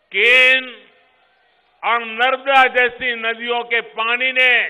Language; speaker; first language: Hindi; non-native, local second language; Gujarati